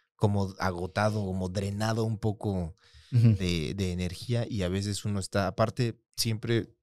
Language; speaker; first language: Spanish; native; Spanish